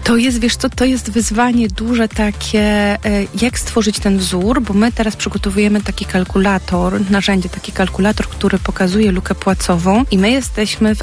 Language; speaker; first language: Polish; native; Polish